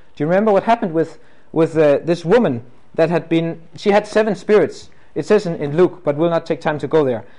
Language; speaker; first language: English; non-native, fluent; Danish